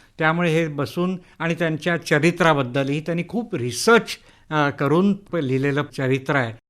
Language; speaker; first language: Marathi; native; Marathi